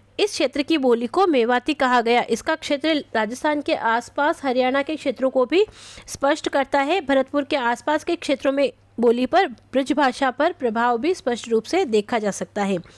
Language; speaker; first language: Hindi; native; Hindi